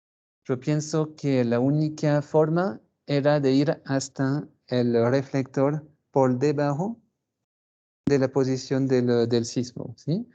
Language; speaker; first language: Spanish; non-native, fluent; French